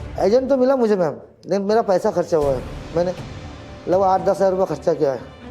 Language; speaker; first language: Hindi; non-native, fluent; Bangla